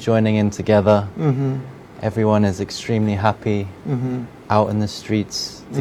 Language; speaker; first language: English; non-native, fluent; French